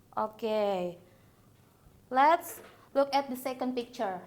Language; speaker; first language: English; non-native, learner; Indonesian